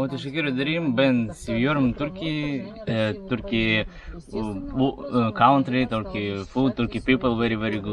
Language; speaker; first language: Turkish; non-native, learner; Russian